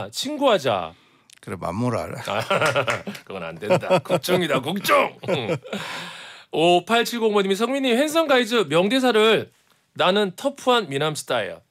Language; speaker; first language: Korean; native; Korean